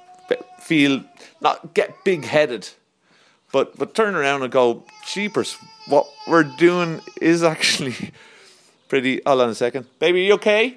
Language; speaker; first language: English; native; English